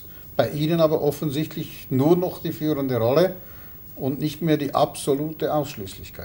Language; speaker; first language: German; native; German